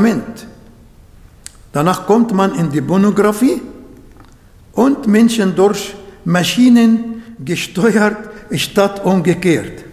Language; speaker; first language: German; non-native, fluent; Arabic